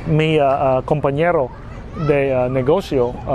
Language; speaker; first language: Spanish; non-native, learner; Vietnamese